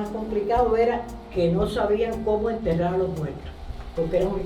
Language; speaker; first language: Spanish; native; Spanish